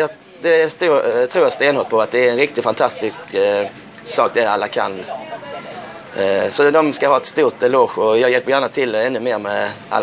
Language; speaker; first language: Swedish; native; Swedish